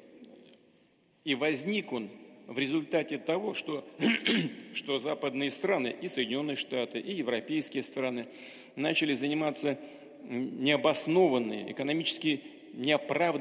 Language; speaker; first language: Russian; native; Russian